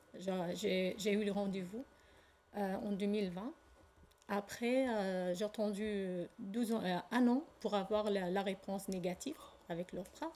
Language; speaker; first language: French; non-native, learner; Arabic